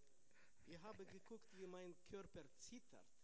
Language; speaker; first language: German; non-native, learner; Russian